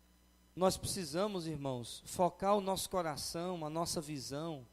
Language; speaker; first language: Portuguese; native; Portuguese